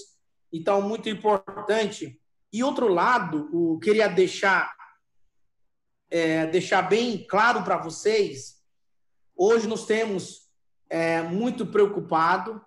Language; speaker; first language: Portuguese; non-native, local second language; Yanomámi